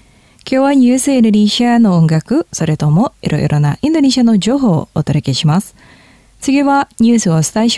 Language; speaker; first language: Japanese; non-native, fluent; Indonesian